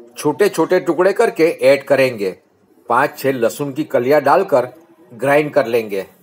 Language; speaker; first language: Hindi; non-native, local second language; Gujarati